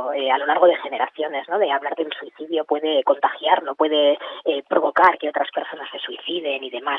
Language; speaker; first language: Spanish; native; Spanish